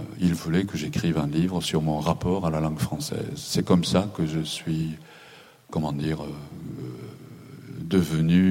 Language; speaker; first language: French; non-native, fluent; Japanese